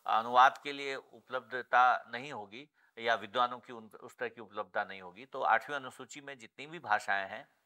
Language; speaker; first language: Hindi; native; Hindi